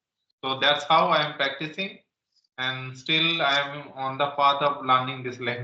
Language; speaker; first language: English; non-native, local second language; Santali